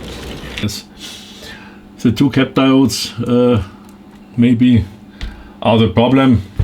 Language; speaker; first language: English; non-native, fluent; German